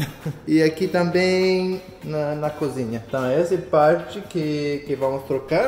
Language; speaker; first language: Portuguese; non-native, learner; English